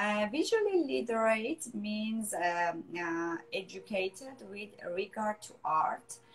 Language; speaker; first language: English; non-native, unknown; Persian